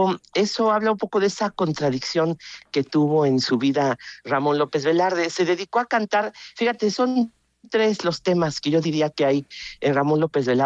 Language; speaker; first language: Spanish; native; Spanish